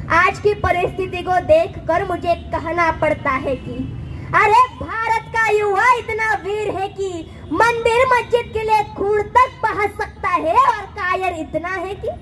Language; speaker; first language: Hindi; non-native, local second language; Marathi